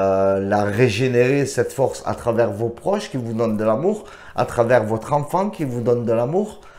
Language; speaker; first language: French; native; French